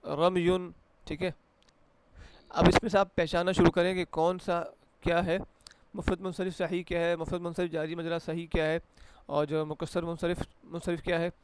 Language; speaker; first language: Urdu; native; Urdu